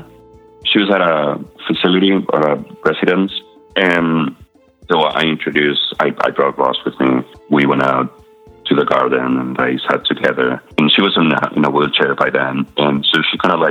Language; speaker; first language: English; non-native, fluent; Spanish